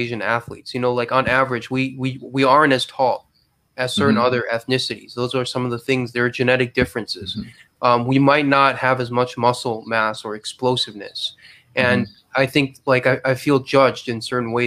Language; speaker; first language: English; native; English